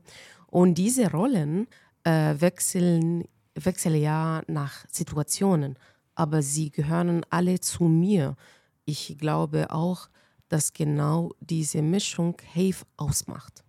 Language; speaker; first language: German; non-native, fluent; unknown